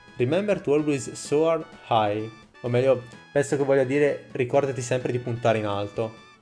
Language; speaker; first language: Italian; native; Italian